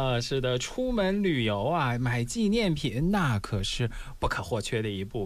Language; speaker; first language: Chinese; native; Chinese